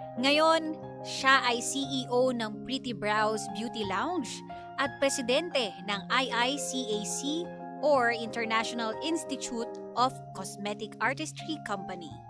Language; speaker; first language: Filipino; native; Filipino